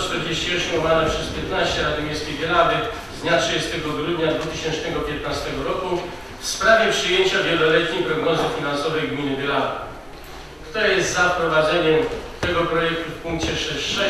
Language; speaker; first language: Polish; native; Polish